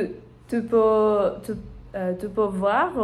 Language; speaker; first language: French; non-native, learner; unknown